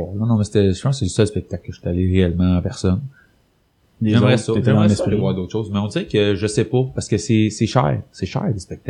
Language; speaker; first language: French; native; French